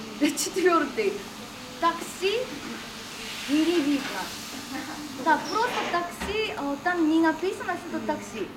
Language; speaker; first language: Russian; non-native, learner; Korean